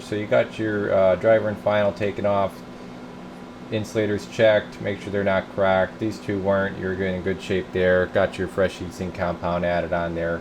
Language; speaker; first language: English; native; English